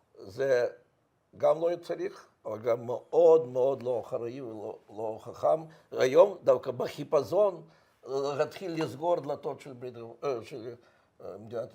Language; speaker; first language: Hebrew; non-native, fluent; Russian